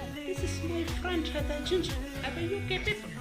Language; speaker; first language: English; non-native, learner; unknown